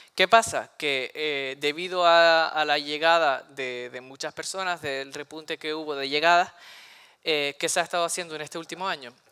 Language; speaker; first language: Spanish; native; Spanish